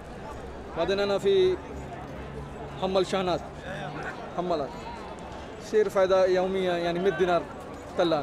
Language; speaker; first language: Arabic; non-native, learner; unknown